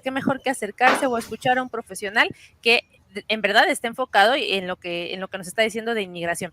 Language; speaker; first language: Spanish; native; Spanish